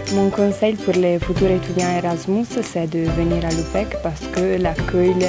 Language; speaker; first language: French; non-native, fluent; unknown